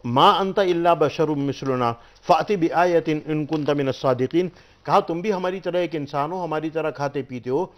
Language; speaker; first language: Urdu; native; Urdu